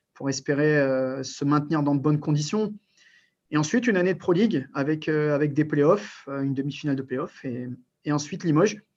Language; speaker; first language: French; early bilingual, other home language; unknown